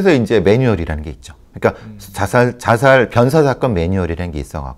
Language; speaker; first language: Korean; native; Korean